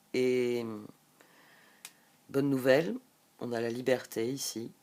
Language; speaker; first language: French; native; French